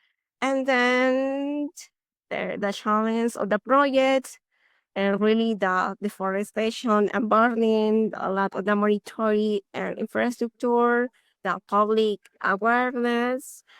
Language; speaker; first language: English; non-native, learner; Spanish